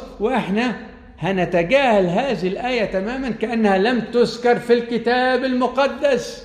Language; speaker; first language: Arabic; native; Arabic